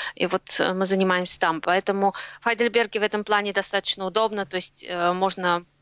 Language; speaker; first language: Russian; native; Russian